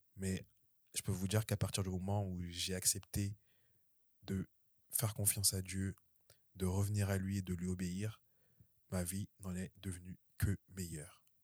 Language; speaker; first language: French; early bilingual, other home language; Haitian Creole